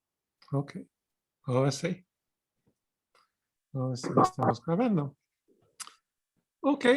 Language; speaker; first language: Spanish; non-native, fluent; English